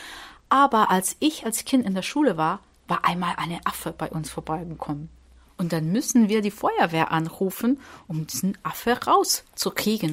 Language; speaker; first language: German; non-native, fluent; Portuguese